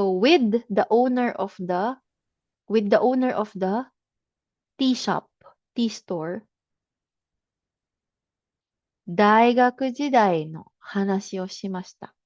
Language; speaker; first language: Japanese; non-native, fluent; Filipino